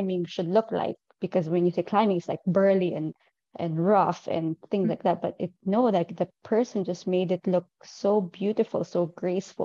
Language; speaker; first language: English; non-native, local second language; Filipino